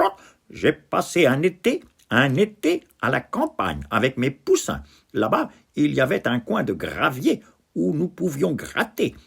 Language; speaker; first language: French; native; French